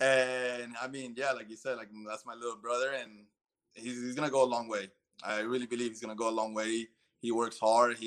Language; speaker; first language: English; early bilingual, other home language; Spanish